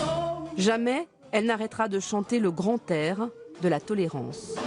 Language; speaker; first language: French; native; French